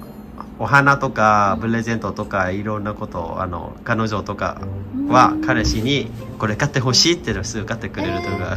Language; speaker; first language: Japanese; non-native, fluent; Vietnamese